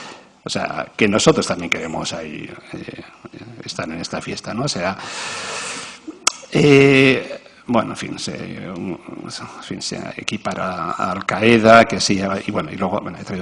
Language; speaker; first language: Spanish; native; Spanish